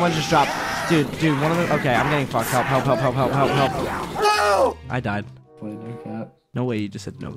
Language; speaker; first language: English; native; English